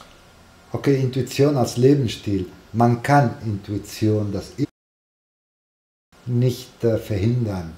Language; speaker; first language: German; non-native, fluent; Italian